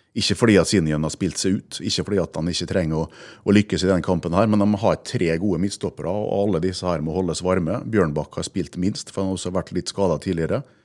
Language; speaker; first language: Norwegian; native; Norwegian